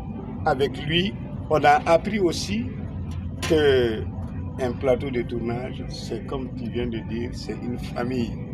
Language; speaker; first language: French; non-native, local second language; Bambara